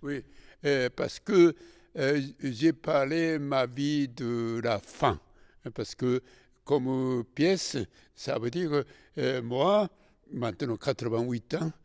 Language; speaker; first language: French; non-native, fluent; Japanese